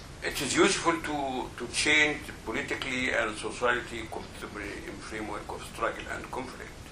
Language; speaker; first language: English; non-native, fluent; Arabic